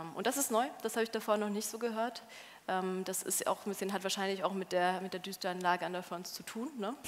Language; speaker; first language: German; early bilingual, other home language; Polish